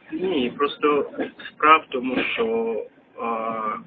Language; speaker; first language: Ukrainian; non-native, fluent; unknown